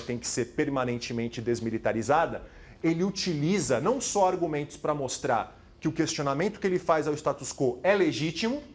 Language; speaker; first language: Portuguese; native; Portuguese